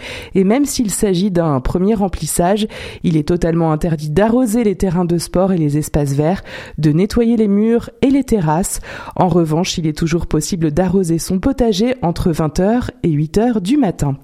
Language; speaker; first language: French; native; French